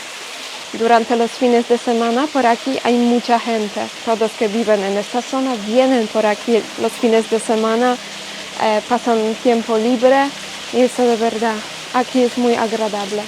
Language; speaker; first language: Spanish; non-native, learner; Polish